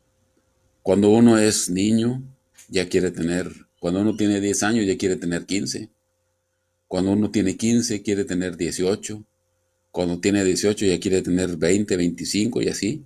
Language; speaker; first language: Spanish; native; Spanish